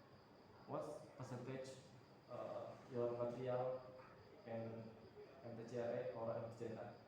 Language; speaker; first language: English; non-native, learner; Indonesian